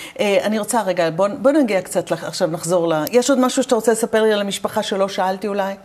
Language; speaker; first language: Hebrew; native; Hebrew